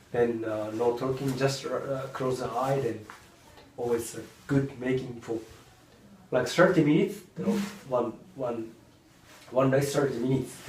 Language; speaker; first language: English; non-native, learner; Japanese